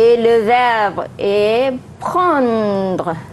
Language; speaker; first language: French; non-native, fluent; Malay